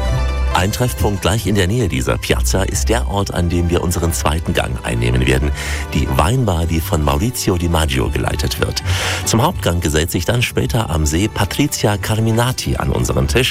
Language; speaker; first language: German; native; German